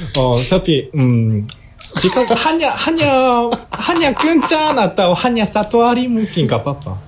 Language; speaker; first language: Indonesian; non-native, learner; Korean